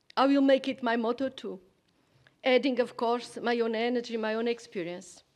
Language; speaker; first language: English; non-native, fluent; Portuguese